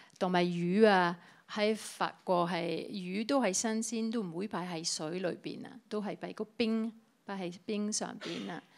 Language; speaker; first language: Cantonese; non-native, fluent; French